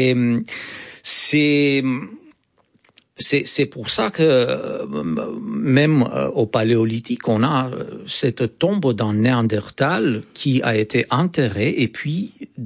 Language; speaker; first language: French; non-native, fluent; Romanian